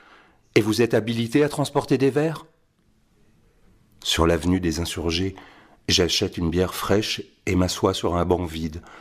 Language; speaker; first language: French; native; French